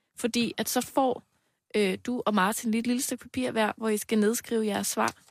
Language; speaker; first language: Danish; native; Danish